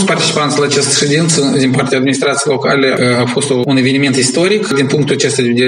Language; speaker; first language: Romanian; native; Romanian